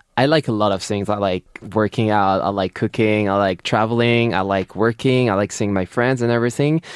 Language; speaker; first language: English; non-native, fluent; French